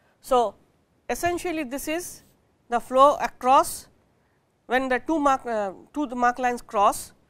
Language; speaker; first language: English; non-native, local second language; Bangla